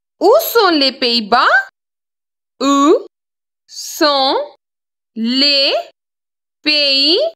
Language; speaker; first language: French; non-native, fluent; Hindi